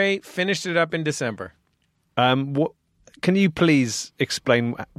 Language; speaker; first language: English; native; English